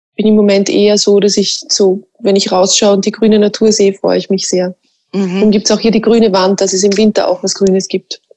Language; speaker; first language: German; native; German